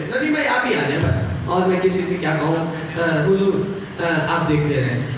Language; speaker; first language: Urdu; native; Urdu